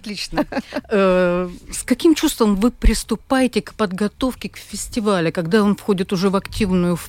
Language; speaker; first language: Russian; native; Russian